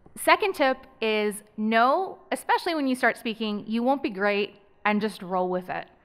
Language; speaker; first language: English; native; English